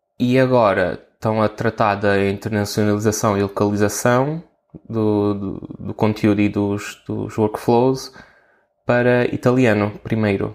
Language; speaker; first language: Portuguese; native; Portuguese